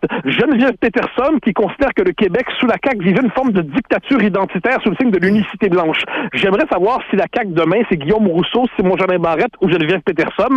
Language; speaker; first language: French; native; French